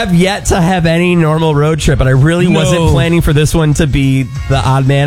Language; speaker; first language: English; native; English